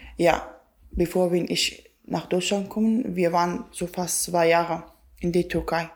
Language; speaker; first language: German; non-native, learner; Kurdish